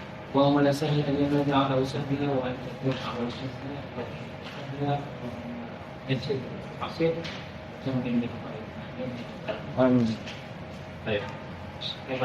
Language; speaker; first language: Arabic; non-native, fluent; Malay